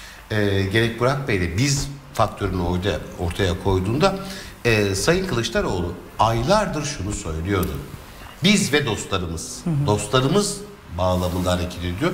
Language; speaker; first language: Turkish; native; Turkish